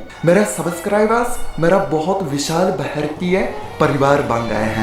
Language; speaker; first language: Hindi; non-native, fluent; Japanese